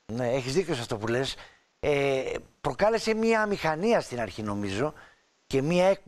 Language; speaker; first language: Greek; native; Greek